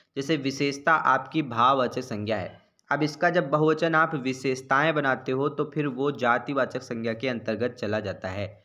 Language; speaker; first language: Hindi; native; Hindi